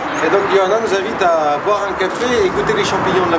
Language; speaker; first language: French; native; French